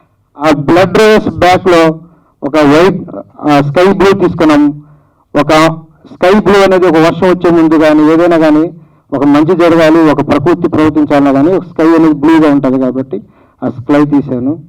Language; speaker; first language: Telugu; native; Telugu